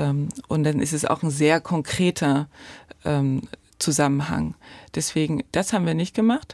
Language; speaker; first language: German; native; German